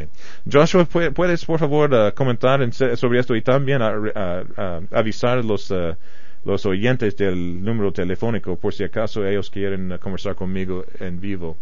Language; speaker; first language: Spanish; non-native, fluent; English